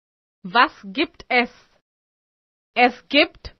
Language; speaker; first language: German; non-native, fluent; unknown